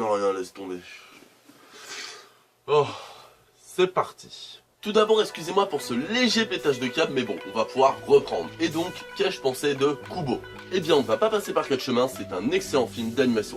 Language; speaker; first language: French; native; French